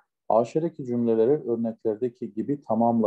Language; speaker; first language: Turkish; non-native, fluent; Russian